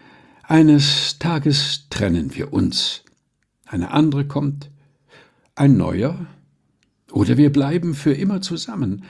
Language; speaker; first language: German; native; German